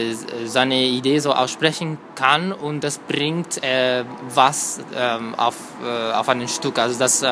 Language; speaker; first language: German; non-native, fluent; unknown